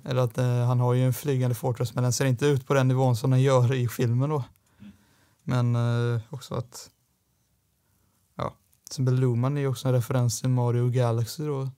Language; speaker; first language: Swedish; native; Swedish